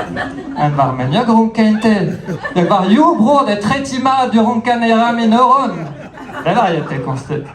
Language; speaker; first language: Swedish; non-native, fluent; French